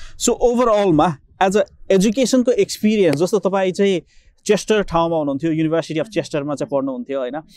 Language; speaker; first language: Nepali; native; Nepali